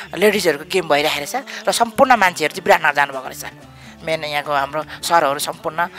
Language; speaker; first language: Nepali; native; Nepali